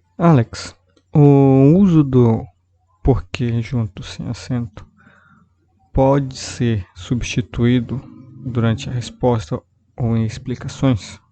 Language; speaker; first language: Portuguese; native; Portuguese